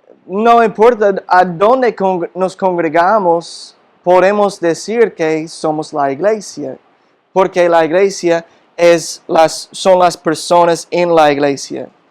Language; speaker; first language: Spanish; non-native, fluent; English